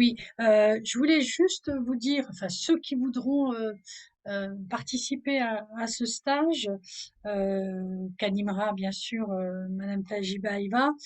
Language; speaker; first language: French; native; French